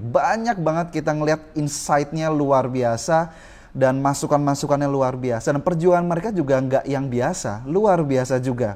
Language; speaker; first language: Indonesian; native; Indonesian